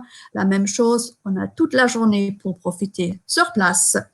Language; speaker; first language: French; non-native, fluent; German